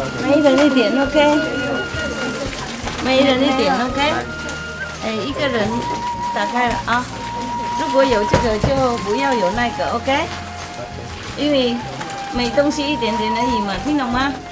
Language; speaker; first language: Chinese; non-native, fluent; Vietnamese